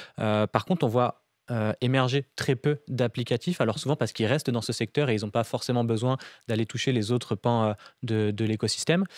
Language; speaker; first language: French; native; French